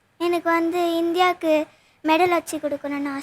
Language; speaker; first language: Tamil; native; Tamil